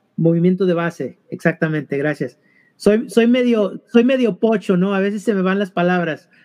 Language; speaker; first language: Spanish; early bilingual, heritage; Spanish